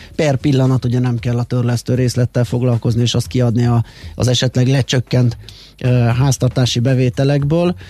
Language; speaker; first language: Hungarian; native; Hungarian